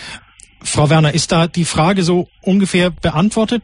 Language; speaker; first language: German; native; German